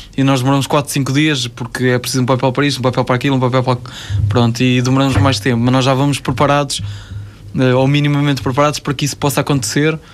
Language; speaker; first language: Portuguese; native; Portuguese